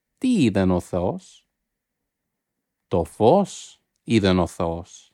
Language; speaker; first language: Greek; non-native, fluent; English